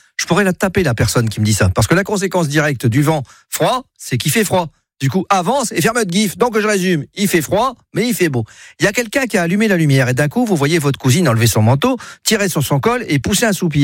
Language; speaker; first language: French; native; French